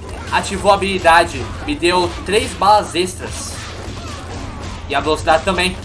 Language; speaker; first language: Portuguese; native; Portuguese